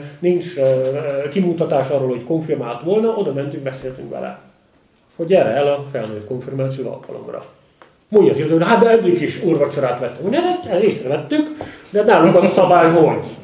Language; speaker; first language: Hungarian; non-native, fluent; Dutch